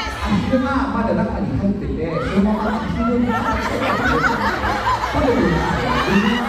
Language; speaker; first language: Japanese; non-native, fluent; Filipino